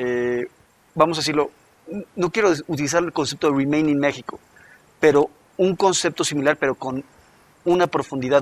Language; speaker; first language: Spanish; native; Spanish